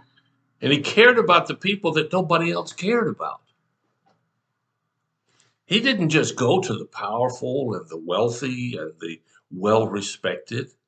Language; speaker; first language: English; native; English